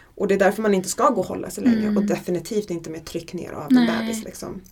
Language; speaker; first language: Swedish; native; Swedish